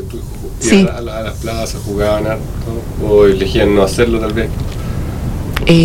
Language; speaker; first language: Spanish; native; Spanish